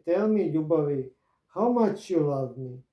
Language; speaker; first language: English; non-native, learner; Croatian